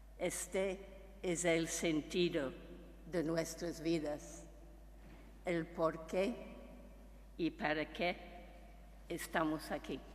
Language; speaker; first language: Spanish; non-native, fluent; English